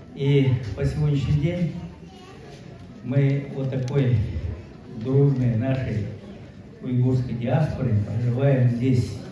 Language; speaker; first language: Russian; non-native, local second language; Uyghur